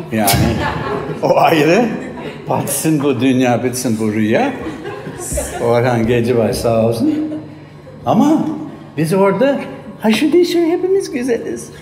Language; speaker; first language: Turkish; non-native, fluent; English